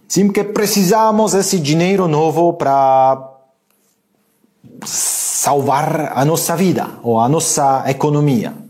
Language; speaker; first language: Portuguese; non-native, learner; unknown